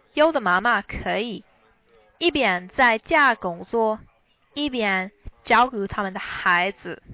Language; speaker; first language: Chinese; non-native, learner; English